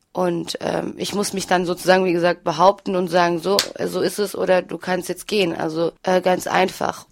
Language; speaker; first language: German; early bilingual, other home language; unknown